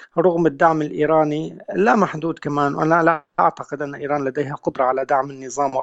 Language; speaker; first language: Arabic; native; Arabic